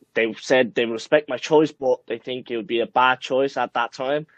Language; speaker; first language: English; early bilingual, other home language; Spanish